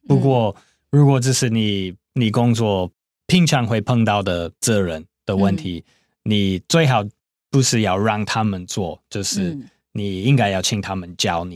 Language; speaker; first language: Chinese; non-native, fluent; English